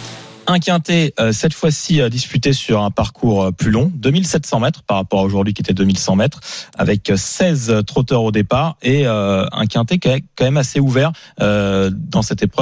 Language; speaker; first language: French; native; French